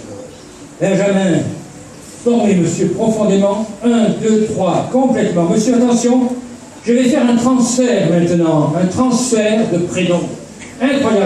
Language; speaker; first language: French; native; French